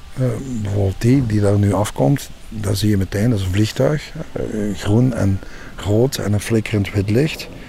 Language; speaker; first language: Dutch; native; Dutch